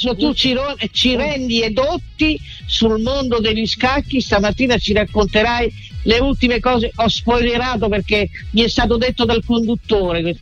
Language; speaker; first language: Italian; native; Italian